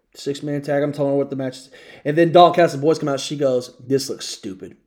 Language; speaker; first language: English; native; English